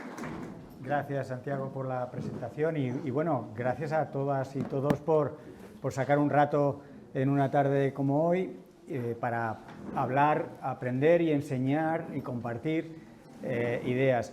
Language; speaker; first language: Spanish; native; Spanish